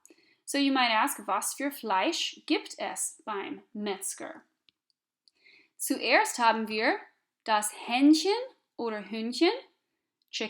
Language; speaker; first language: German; non-native, fluent; English